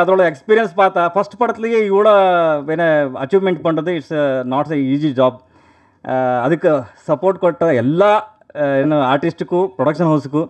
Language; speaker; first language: Tamil; non-native, learner; Kannada